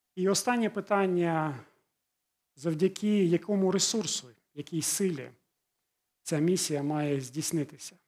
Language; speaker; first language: Ukrainian; non-native, local second language; Russian